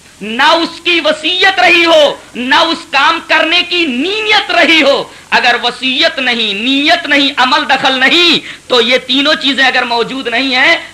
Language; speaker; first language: Urdu; native; Urdu